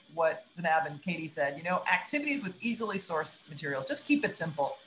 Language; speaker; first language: English; native; English